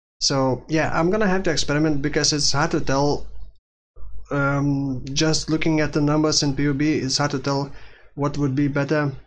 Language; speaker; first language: English; non-native, fluent; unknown